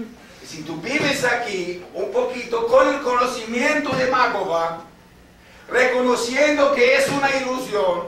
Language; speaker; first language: Spanish; non-native, fluent; English